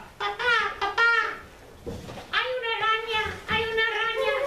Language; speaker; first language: Spanish; non-native, learner; English